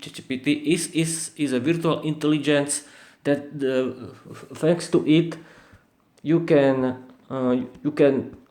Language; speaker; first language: English; non-native, learner; Slovak